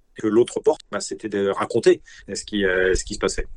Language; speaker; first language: French; native; French